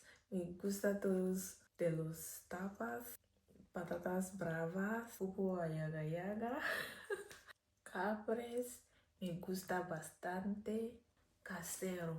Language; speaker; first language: Spanish; non-native, learner; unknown